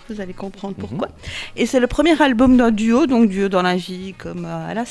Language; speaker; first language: French; native; French